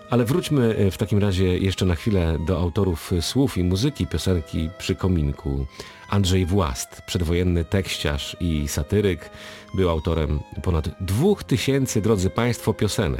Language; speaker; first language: Polish; native; Polish